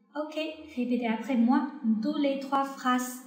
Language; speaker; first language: French; non-native, fluent; Chinese